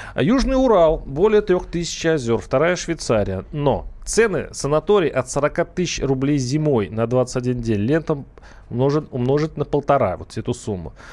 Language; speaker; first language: Russian; native; Russian